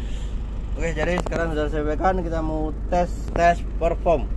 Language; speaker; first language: Indonesian; native; Indonesian